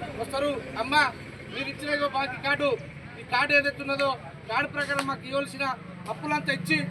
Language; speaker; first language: Telugu; non-native, local second language; Lambadi